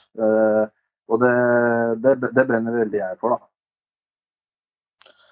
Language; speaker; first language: Norwegian; early bilingual, other home language; Albanian